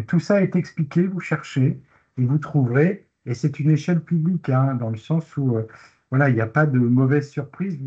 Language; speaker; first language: French; native; French